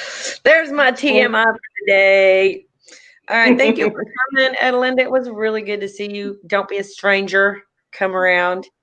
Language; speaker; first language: English; native; English